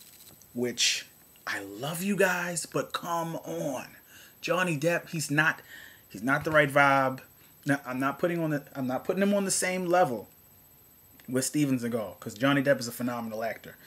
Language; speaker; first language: English; native; English